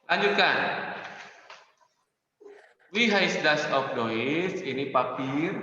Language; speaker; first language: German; non-native, fluent; Indonesian